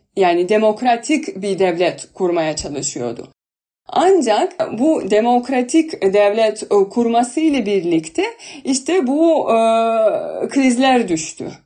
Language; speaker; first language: Turkish; non-native, fluent; Russian